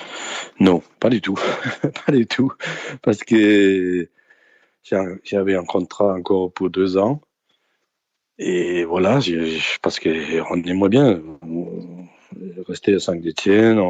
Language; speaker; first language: French; non-native, fluent; Danish